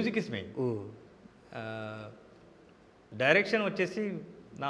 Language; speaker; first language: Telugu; non-native, learner; Kannada